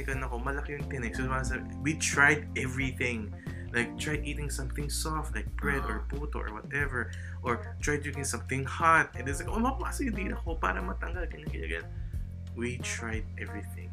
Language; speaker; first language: English; non-native, local second language; Filipino